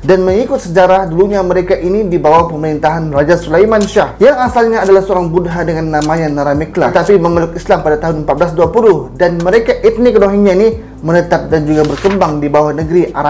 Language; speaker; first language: Malay; native; Malay